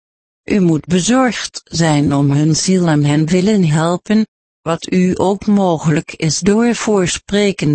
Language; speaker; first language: Dutch; native; Dutch